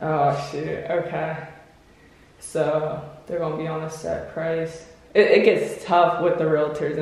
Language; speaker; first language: English; native; English